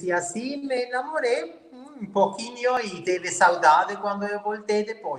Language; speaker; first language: Portuguese; non-native, learner; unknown